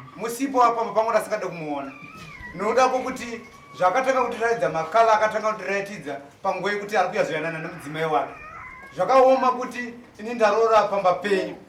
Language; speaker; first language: Shona; native; Shona